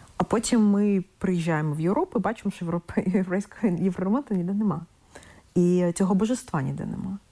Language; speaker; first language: Ukrainian; non-native, local second language; Russian